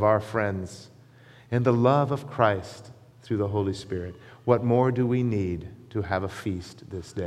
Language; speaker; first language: English; native; English